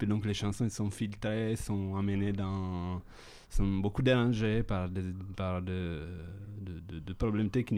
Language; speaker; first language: French; non-native, fluent; Italian